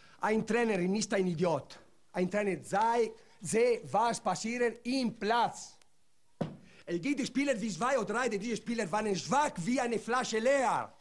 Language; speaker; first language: German; non-native, learner; Italian